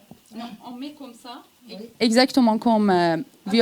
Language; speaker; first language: French; non-native, fluent; Persian